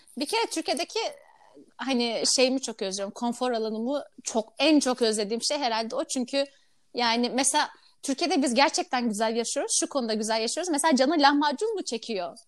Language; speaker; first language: Turkish; native; Turkish